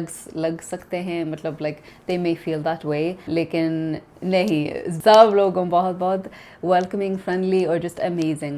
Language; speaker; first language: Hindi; non-native, learner; English